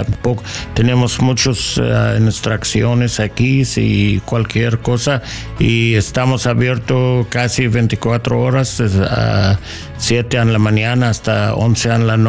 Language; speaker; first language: Spanish; non-native, learner; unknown